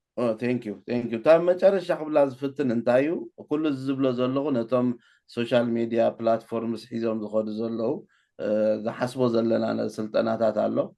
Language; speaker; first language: Tigrinya; native; Tigrinya